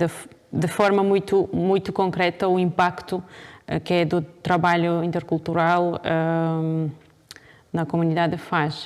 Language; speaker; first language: Portuguese; non-native, fluent; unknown